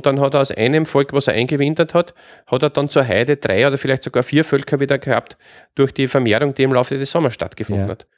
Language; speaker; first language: German; native; German